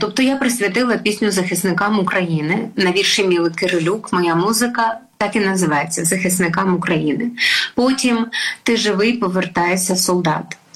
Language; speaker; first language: Ukrainian; native; Ukrainian